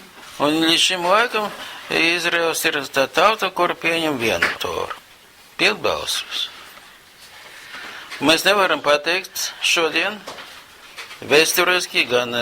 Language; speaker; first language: Latvian; non-native, local second language; Russian